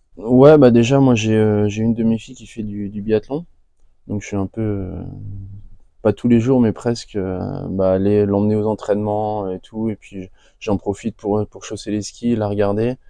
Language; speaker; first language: French; native; French